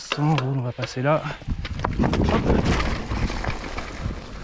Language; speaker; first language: French; native; French